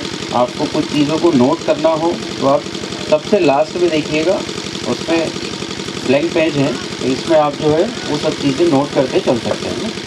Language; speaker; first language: Hindi; native; Hindi